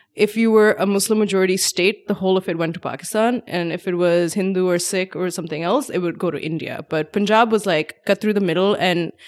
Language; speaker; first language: English; non-native, local second language; Urdu